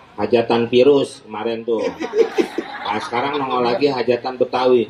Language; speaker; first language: Indonesian; native; Indonesian